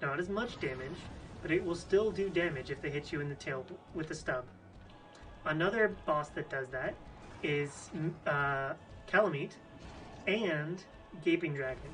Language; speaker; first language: English; native; English